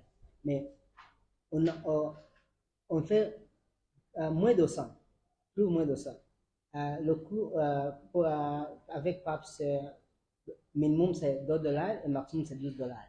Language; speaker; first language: French; non-native, learner; Arabic